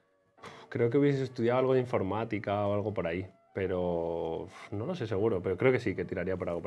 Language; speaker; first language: Spanish; native; Spanish